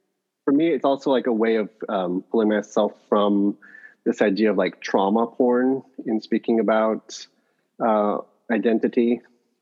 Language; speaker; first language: English; native; English